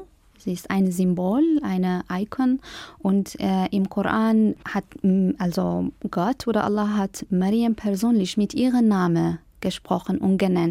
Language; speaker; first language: German; non-native, fluent; Arabic